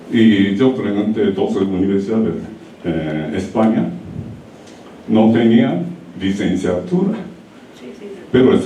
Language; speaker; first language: Spanish; non-native, learner; Japanese